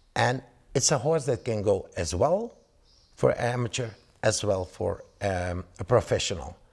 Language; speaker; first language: English; non-native, fluent; Dutch